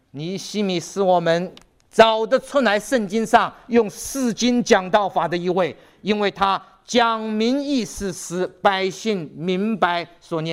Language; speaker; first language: Chinese; native; Chinese